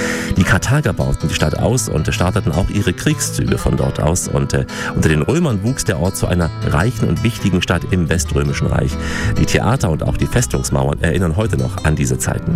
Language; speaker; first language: German; native; German